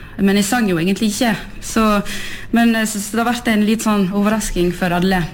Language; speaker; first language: Norwegian; early bilingual, heritage; French